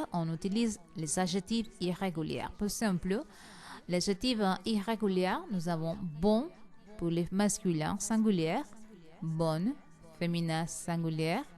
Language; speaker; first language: French; non-native, learner; Spanish